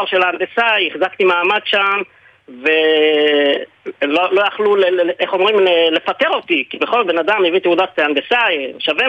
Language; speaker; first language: Hebrew; early bilingual, other home language; Arabic